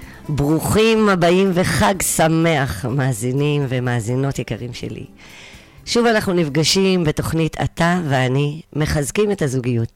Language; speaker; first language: Hebrew; native; Hebrew